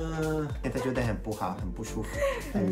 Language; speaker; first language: Chinese; non-native, learner; English